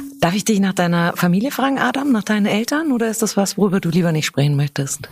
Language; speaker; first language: German; native; German